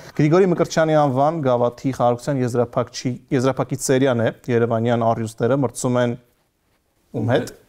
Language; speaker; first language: Armenian; native; Armenian